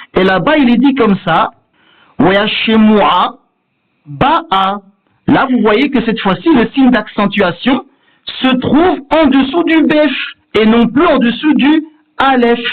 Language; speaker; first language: French; native; French